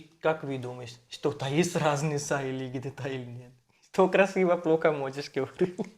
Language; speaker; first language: Russian; non-native, learner; Hindi